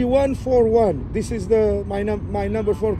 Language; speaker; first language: English; non-native, learner; Portuguese